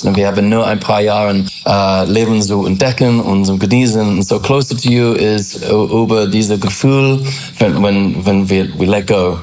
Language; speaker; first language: German; non-native, learner; English